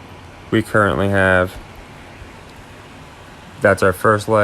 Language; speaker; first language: English; native; English